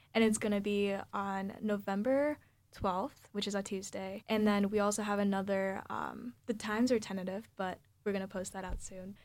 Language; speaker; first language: English; early bilingual, other home language; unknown